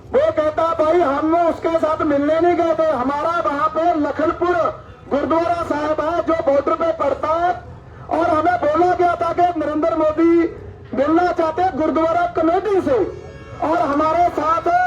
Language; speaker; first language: Hindi; native; Hindi